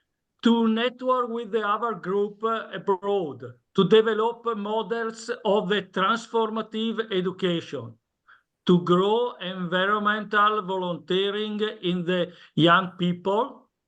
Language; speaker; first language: English; non-native, learner; Italian